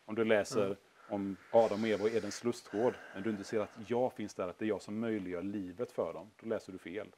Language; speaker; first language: Swedish; native; Swedish